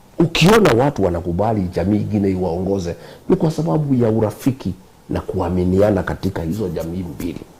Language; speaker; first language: Swahili; non-native, local second language; Kikuyu